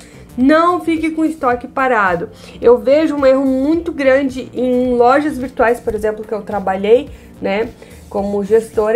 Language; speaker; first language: Portuguese; native; Portuguese